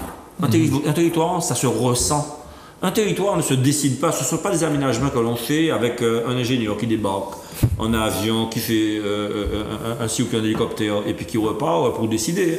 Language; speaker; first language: French; native; French